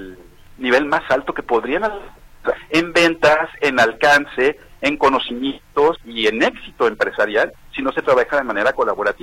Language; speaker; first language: Spanish; native; Spanish